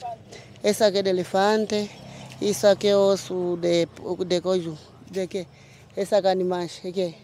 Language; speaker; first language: Portuguese; non-native, local second language; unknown